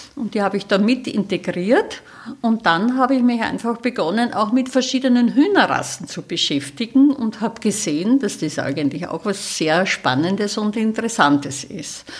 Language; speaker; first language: German; native; German